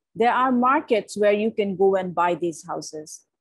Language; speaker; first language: English; non-native, local second language; Bangla